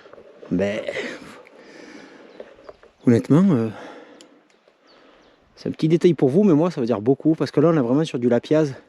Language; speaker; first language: French; native; French